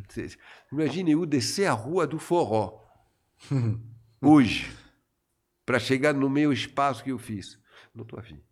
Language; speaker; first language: Portuguese; non-native, fluent; French